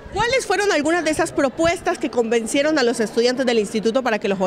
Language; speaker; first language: Spanish; native; Spanish